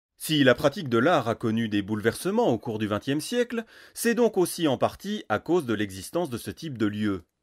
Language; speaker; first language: French; native; French